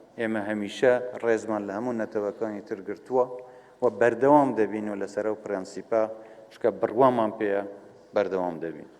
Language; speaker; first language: Central Kurdish; non-native, local second language; Kurdish